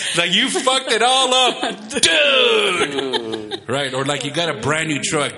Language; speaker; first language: English; early bilingual, other home language; Spanish